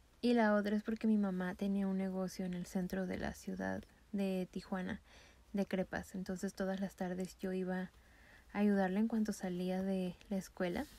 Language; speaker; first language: Spanish; native; Spanish